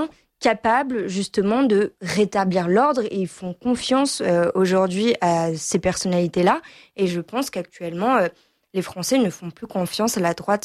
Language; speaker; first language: French; native; French